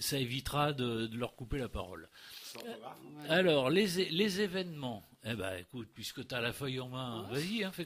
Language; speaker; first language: French; native; French